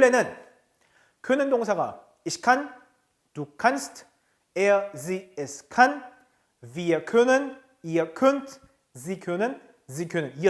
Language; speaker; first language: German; non-native, fluent; Korean